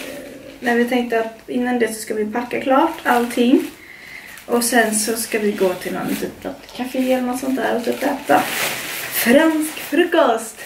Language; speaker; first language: Swedish; native; Swedish